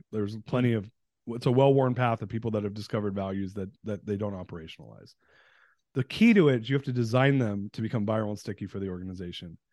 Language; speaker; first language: English; native; English